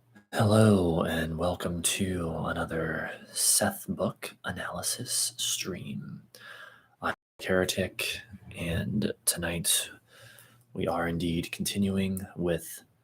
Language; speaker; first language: English; native; English